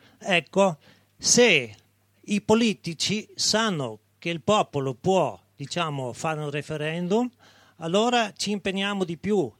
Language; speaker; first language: Italian; non-native, local second language; German